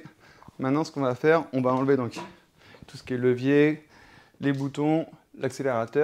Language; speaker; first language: French; native; French